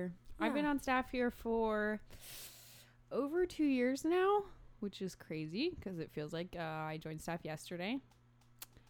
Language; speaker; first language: English; native; English